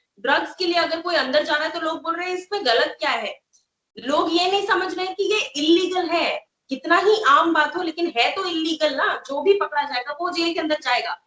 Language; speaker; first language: Hindi; native; Hindi